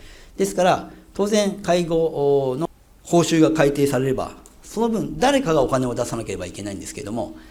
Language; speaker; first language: Japanese; native; Japanese